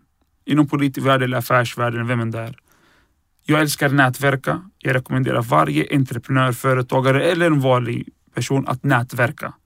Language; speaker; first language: Swedish; early bilingual, other home language; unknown